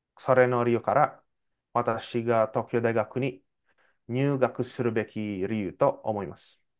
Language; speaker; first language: Japanese; non-native, fluent; Indonesian